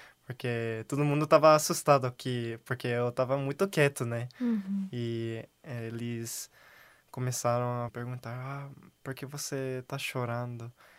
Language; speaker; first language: Portuguese; non-native, learner; Korean